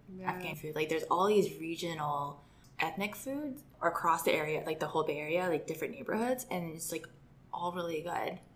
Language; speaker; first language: English; native; English